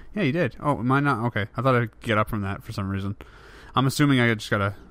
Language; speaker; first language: English; native; English